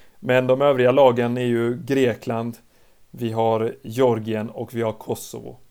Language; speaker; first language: Swedish; native; Swedish